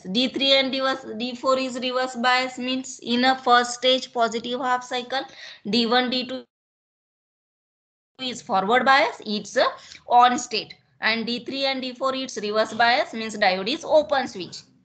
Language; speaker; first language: English; non-native, local second language; Marathi